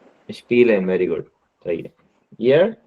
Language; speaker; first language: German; non-native, fluent; Hindi